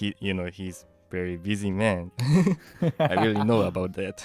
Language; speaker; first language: English; non-native, fluent; Japanese